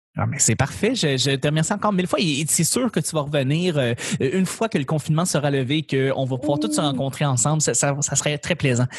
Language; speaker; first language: French; native; French